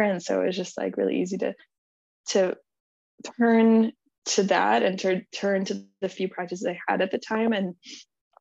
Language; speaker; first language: English; native; English